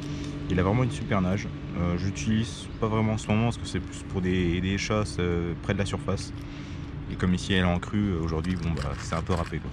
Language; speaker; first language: French; native; French